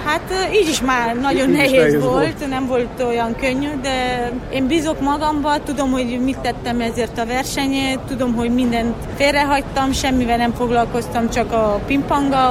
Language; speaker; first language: Hungarian; non-native, local second language; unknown